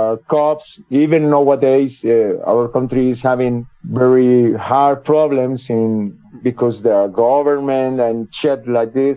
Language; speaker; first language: English; non-native, learner; Spanish